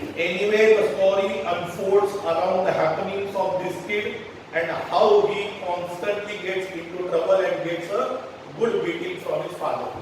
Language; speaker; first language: English; non-native, local second language; Marathi